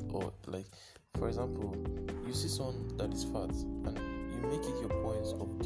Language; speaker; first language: English; non-native, local second language; Yoruba